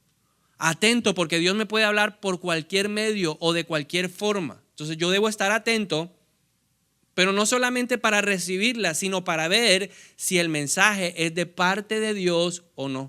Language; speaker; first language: Spanish; native; Spanish